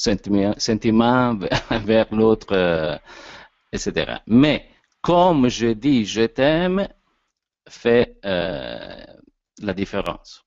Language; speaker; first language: French; non-native, learner; Italian